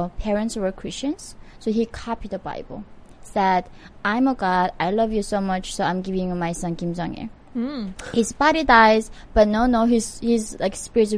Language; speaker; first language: English; non-native, fluent; Korean